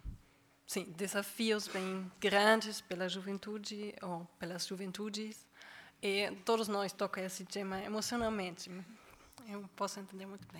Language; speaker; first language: Portuguese; non-native, fluent; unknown